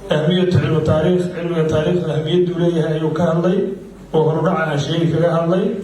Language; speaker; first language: Somali; native; Somali